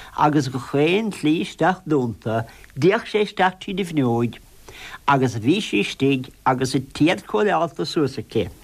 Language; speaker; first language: Irish; native; Irish